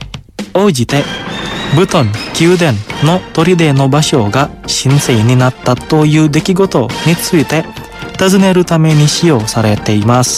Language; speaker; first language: Japanese; non-native, fluent; Indonesian